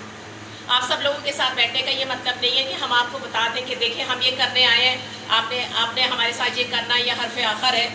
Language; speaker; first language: Urdu; non-native, local second language; Pashto